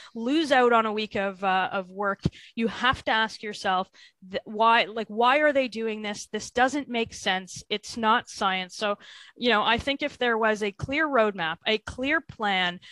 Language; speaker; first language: English; native; English